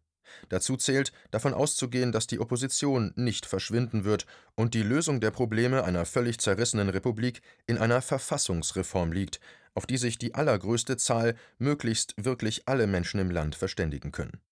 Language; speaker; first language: German; native; German